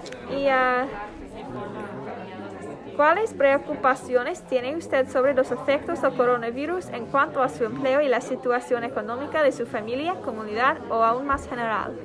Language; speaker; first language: Spanish; non-native, fluent; English